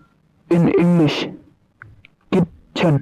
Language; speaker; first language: English; non-native, local second language; Khasi